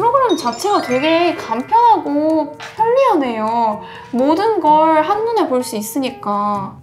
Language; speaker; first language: Korean; native; Korean